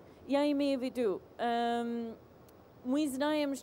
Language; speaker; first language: Russian; non-native, fluent; English